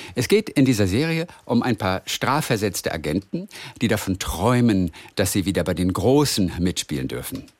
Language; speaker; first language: German; native; German